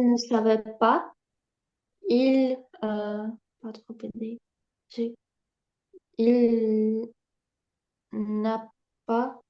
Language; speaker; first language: French; non-native, learner; Ukrainian